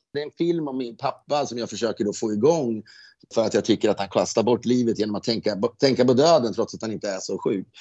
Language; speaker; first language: Swedish; native; Swedish